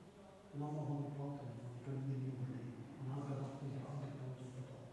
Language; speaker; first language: Dutch; native; Dutch